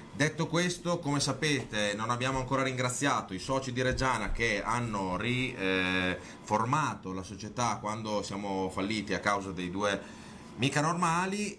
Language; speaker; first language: Italian; native; Italian